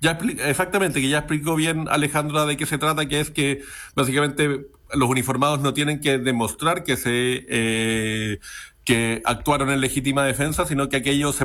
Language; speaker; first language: Spanish; native; Spanish